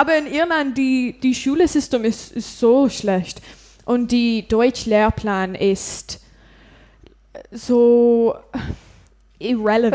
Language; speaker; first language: German; non-native, learner; English